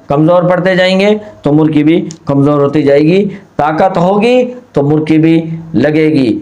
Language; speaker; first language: Urdu; non-native, local second language; Punjabi